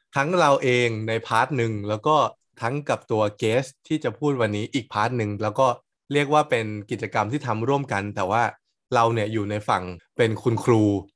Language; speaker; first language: Thai; native; Thai